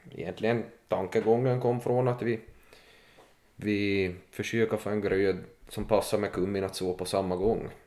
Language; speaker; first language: Swedish; native; Swedish